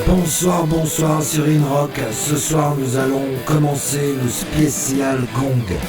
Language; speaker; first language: French; native; French